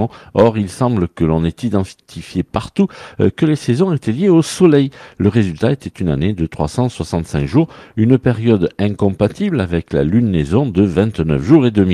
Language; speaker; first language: French; native; French